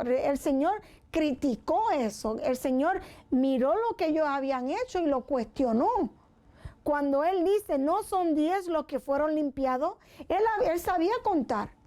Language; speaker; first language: Spanish; native; Spanish